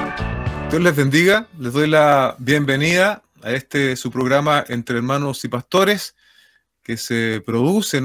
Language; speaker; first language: Spanish; native; Spanish